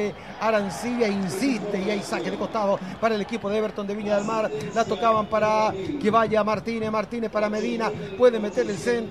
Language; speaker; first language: Spanish; native; Spanish